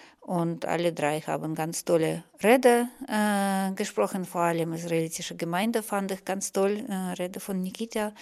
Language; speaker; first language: German; non-native, fluent; Russian